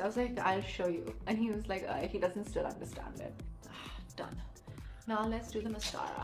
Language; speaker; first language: English; non-native, local second language; Hindi